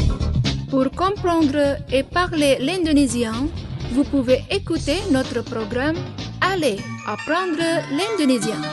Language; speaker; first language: French; non-native, fluent; Indonesian